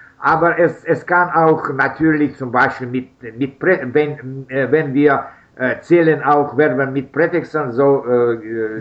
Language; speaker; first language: German; non-native, learner; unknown